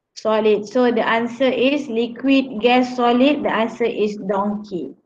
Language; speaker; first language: English; non-native, local second language; Malay